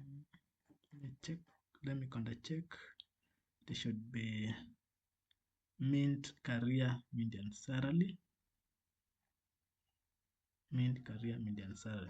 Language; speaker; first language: English; non-native, fluent; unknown